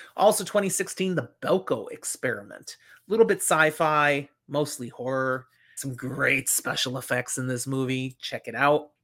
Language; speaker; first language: English; native; English